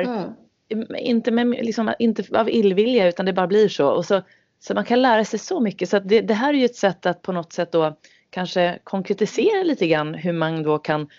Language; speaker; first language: Swedish; native; Swedish